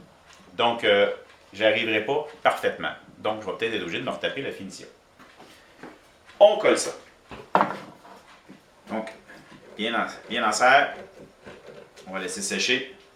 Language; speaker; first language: French; native; French